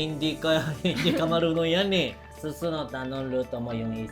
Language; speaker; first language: Filipino; non-native, learner; Japanese